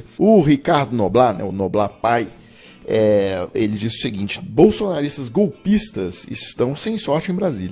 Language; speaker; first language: Portuguese; native; Portuguese